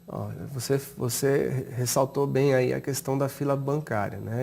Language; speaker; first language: Portuguese; native; Portuguese